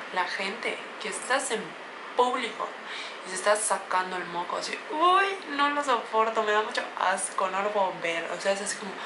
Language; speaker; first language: Spanish; native; Spanish